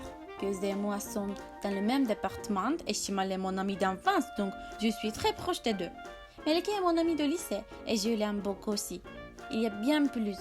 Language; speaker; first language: French; non-native, learner; Turkish